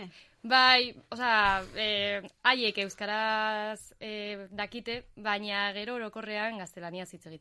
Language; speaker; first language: Basque; non-native, learner; Spanish